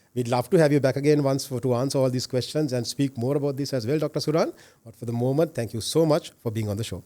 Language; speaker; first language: English; non-native, local second language; Sinhala